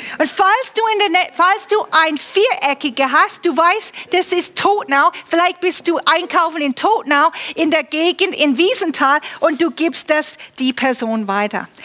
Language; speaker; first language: German; non-native, fluent; English